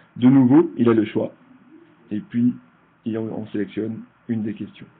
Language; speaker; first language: French; native; French